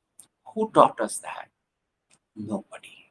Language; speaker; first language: English; non-native, local second language; Punjabi